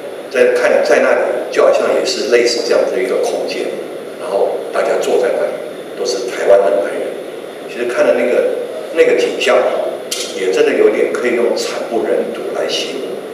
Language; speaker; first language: Chinese; native; Chinese